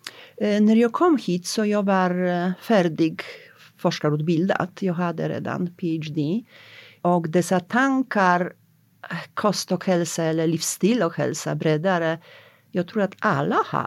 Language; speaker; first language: Swedish; non-native, fluent; Polish